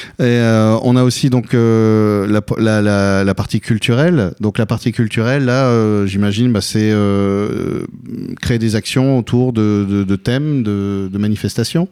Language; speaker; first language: French; native; French